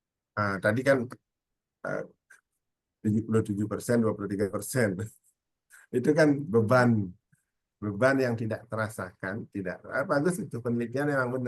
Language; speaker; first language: Indonesian; native; Indonesian